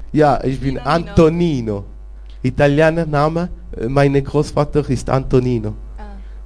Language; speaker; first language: German; non-native, local second language; French